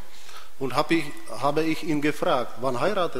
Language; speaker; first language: German; non-native, fluent; Polish